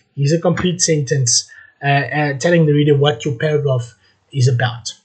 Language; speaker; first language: English; non-native, local second language; Afrikaans